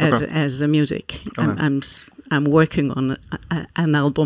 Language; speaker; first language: English; non-native, fluent; Faroese